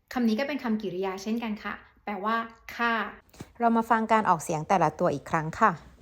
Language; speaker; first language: Thai; native; Thai